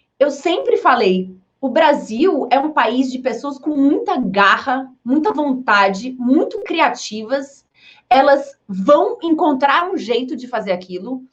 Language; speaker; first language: Portuguese; early bilingual, heritage; Portuguese